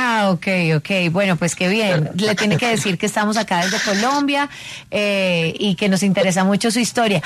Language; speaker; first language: Spanish; native; Spanish